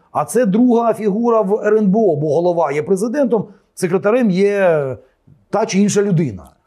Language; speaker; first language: Ukrainian; native; Ukrainian